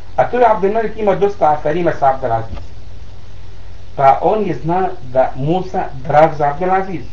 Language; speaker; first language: Bosnian; non-native, learner; Arabic